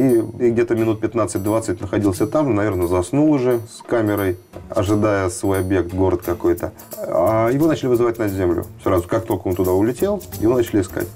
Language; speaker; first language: Russian; native; Russian